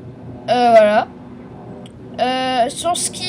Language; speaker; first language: French; native; French